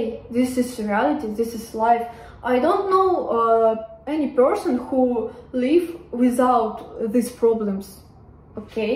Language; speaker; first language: English; non-native, learner; Russian